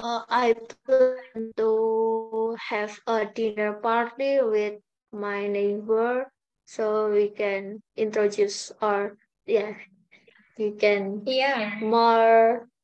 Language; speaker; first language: English; non-native, learner; Indonesian